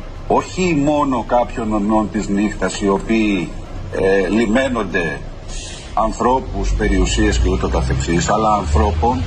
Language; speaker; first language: Greek; native; Greek